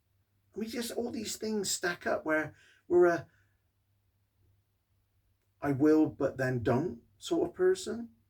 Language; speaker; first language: English; native; English